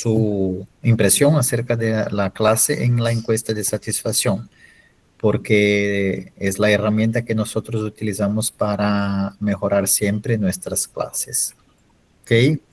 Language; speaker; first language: Spanish; non-native, fluent; Portuguese